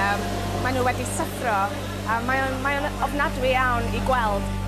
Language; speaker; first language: Welsh; non-native, local second language; English